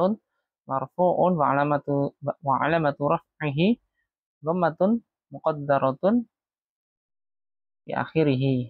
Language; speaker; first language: Arabic; non-native, fluent; Indonesian